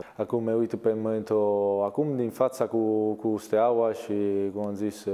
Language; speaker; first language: Romanian; non-native, learner; Italian